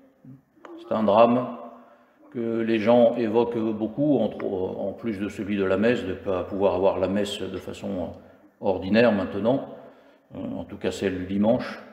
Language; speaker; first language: French; native; French